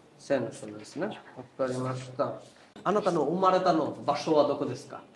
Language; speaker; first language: Japanese; non-native, fluent; Bangla